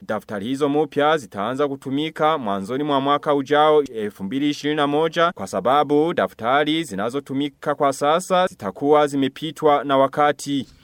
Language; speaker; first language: Swahili; non-native, local second language; Rundi